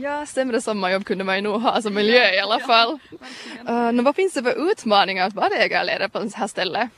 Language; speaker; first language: Swedish; native; Swedish